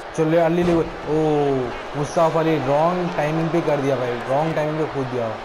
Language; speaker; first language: Hindi; native; Hindi